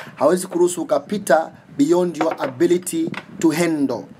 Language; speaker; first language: English; non-native, local second language; Swahili